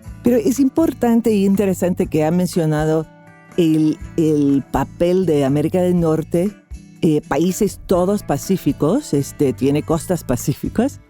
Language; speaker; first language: Spanish; non-native, fluent; English